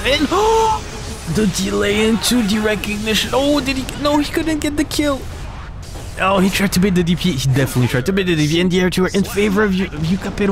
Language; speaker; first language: English; non-native, fluent; French